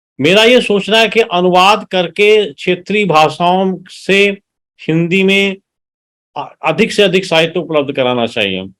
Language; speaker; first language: Hindi; native; Hindi